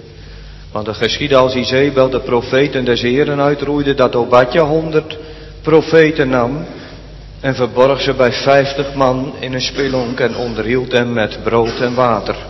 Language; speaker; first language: Dutch; native; Dutch